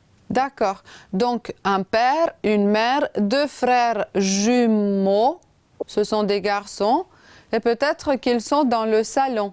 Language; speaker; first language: French; non-native, fluent; Romanian